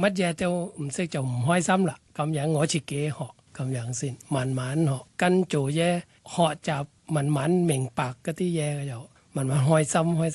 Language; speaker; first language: Cantonese; non-native, learner; Thai